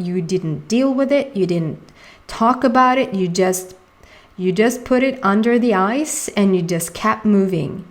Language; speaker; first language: English; non-native, fluent; Swedish